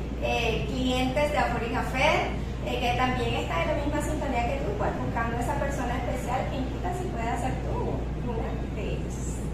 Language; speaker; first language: Spanish; native; Spanish